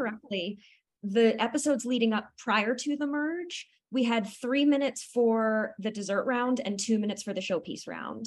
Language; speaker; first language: English; native; English